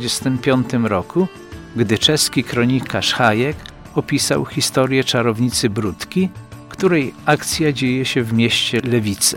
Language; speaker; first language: Polish; native; Polish